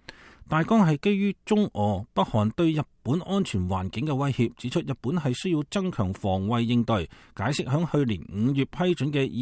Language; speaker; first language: Chinese; native; Chinese